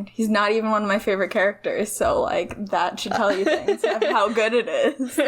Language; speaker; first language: English; native; English